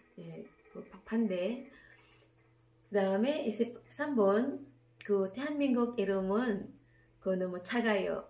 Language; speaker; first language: Korean; non-native, learner; Filipino